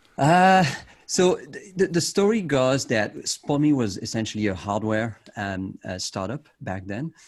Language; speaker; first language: English; non-native, fluent; French